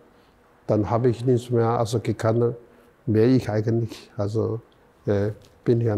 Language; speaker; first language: German; non-native, fluent; Chinese